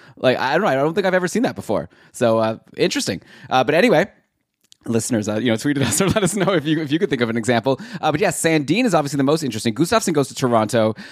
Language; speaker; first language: English; native; English